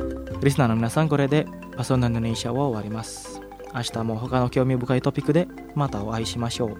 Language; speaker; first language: Japanese; non-native, fluent; Indonesian